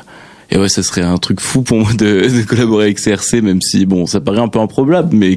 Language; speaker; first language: French; native; French